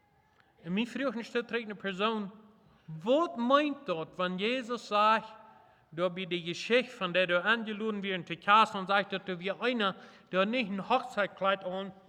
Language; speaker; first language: German; non-native, local second language; Plautdietsch